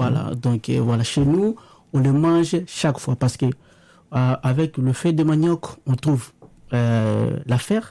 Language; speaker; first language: French; non-native, local second language; Lingala